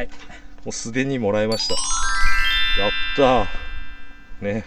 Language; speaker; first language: Japanese; native; Japanese